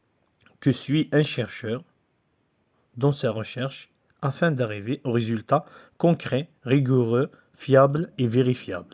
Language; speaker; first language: French; non-native, local second language; Kabyle